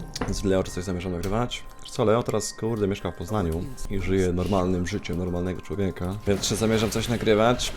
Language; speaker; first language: Polish; native; Polish